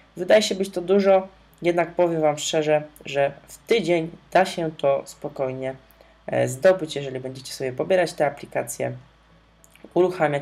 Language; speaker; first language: Polish; native; Polish